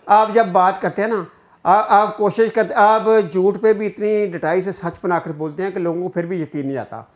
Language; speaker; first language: Urdu; non-native, local second language; Punjabi